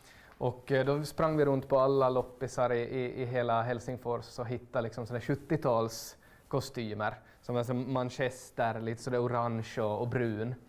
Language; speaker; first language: Swedish; native; Swedish